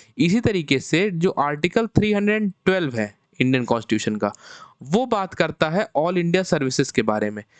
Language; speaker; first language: Hindi; native; Hindi